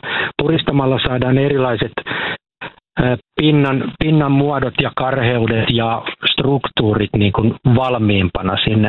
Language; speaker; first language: Finnish; native; Finnish